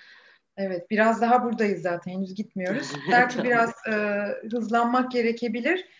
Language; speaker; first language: Turkish; native; Turkish